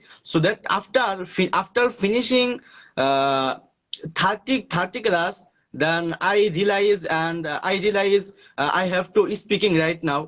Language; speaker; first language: English; non-native, learner; Bangla